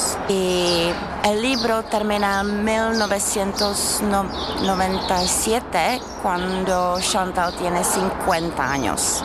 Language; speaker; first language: Spanish; non-native, learner; Czech